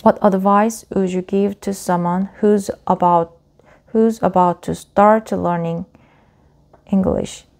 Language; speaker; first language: English; non-native, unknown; Korean